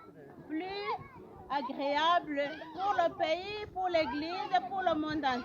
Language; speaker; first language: French; non-native, local second language; Kinyarwanda